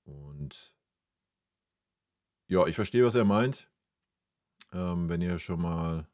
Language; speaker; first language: German; native; German